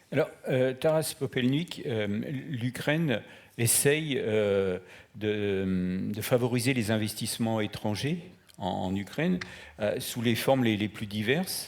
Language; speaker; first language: French; native; French